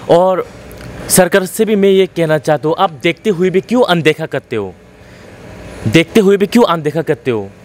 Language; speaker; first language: Hindi; non-native, local second language; Kok Borok